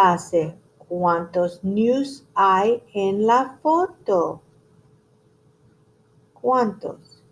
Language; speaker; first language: Spanish; non-native, fluent; English